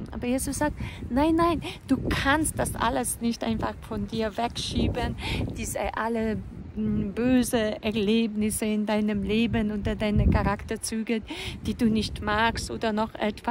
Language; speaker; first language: German; non-native, fluent; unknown